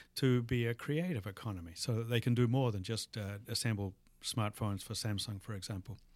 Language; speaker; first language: English; native; English